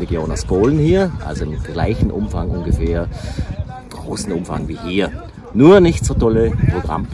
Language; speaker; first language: German; native; German